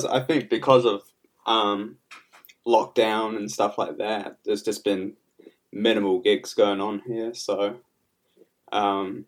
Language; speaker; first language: English; native; English